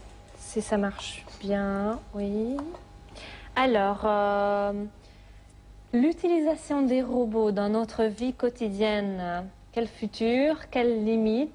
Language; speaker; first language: French; non-native, fluent; Hungarian